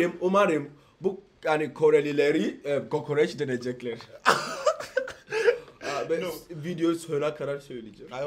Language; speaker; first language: Turkish; non-native, fluent; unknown